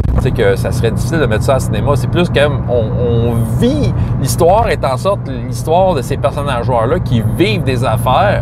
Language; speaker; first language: French; native; French